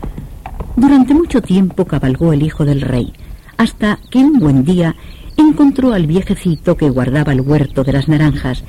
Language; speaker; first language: Spanish; native; Spanish